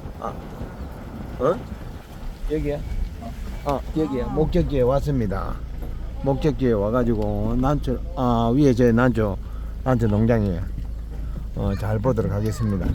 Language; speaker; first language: Korean; native; Korean